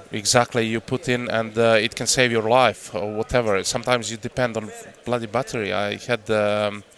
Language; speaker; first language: English; non-native, fluent; Croatian